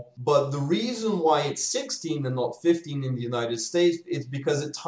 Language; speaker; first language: English; native; English